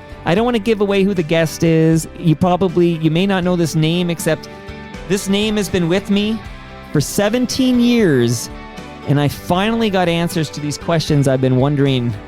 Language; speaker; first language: English; native; English